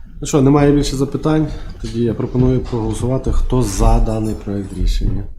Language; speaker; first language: Ukrainian; native; Ukrainian